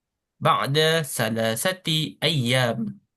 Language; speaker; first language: Arabic; non-native, learner; Malay